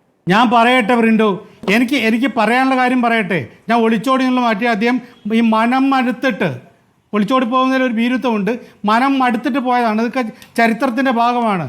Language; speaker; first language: Malayalam; native; Malayalam